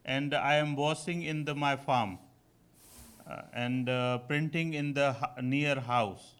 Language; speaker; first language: English; non-native, local second language; Kachhi